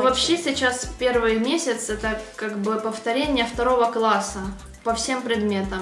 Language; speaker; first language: Russian; native; Russian